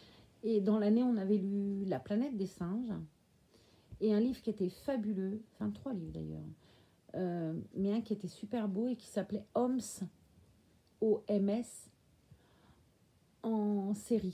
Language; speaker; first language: French; native; French